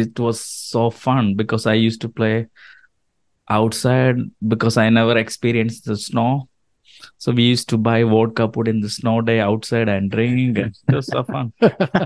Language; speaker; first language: English; non-native, local second language; Malayalam